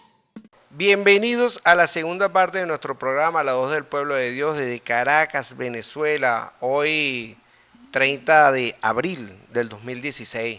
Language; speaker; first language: Spanish; native; Spanish